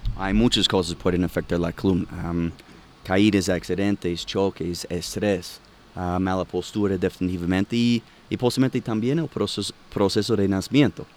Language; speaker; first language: Spanish; non-native, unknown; English